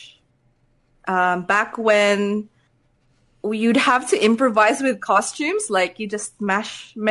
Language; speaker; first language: English; non-native, local second language; Cebuano